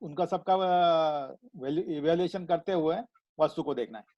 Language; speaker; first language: Hindi; non-native, local second language; Marathi